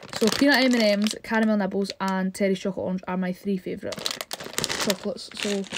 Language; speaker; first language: English; native; English